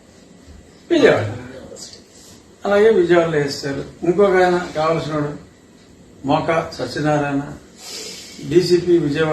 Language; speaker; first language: Telugu; native; Telugu